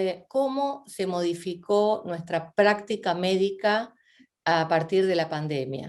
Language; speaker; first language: Spanish; native; Spanish